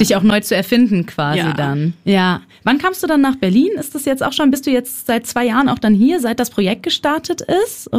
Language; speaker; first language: German; native; German